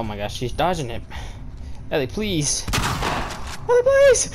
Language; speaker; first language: English; native; English